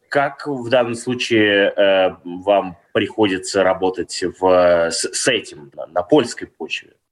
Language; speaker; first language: Russian; native; Russian